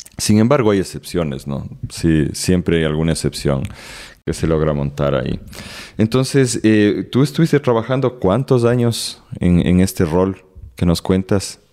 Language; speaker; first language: Spanish; native; Spanish